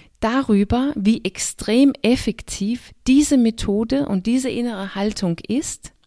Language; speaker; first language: German; non-native, fluent; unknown